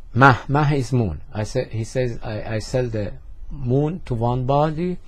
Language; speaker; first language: English; non-native, fluent; Persian